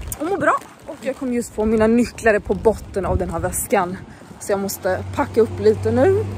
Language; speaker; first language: Swedish; native; Swedish